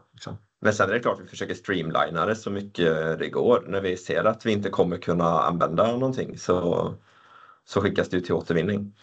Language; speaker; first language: Swedish; native; Swedish